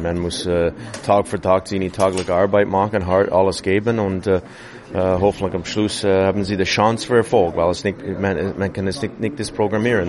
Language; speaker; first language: German; non-native, fluent; English